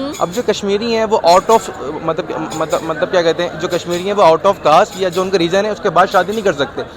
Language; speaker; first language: Urdu; non-native, local second language; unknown